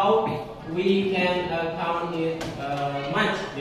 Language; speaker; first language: English; non-native, learner; Indonesian